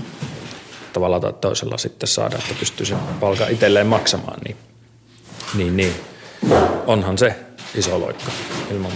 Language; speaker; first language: Finnish; native; Finnish